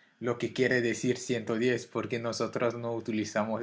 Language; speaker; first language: Spanish; non-native, fluent; French